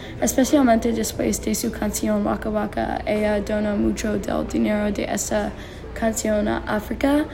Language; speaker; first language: Spanish; non-native, learner; English